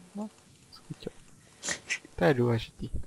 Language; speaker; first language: Czech; native; Czech